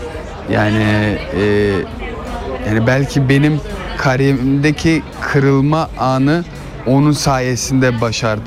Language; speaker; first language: Turkish; early bilingual, heritage; Turkish